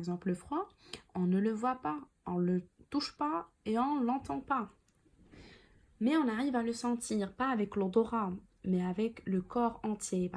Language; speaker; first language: French; non-native, local second language; Arabic